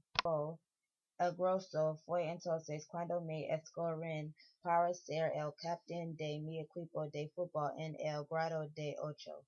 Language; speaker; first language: Spanish; non-native, learner; English